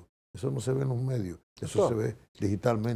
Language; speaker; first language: Spanish; native; Spanish